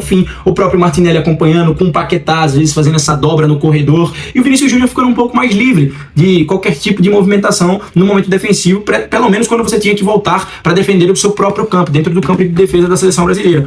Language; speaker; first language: Portuguese; native; Portuguese